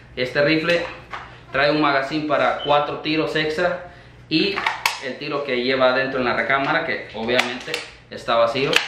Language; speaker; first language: Spanish; native; Spanish